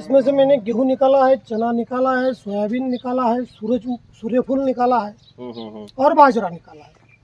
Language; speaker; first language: Hindi; non-native, local second language; Marathi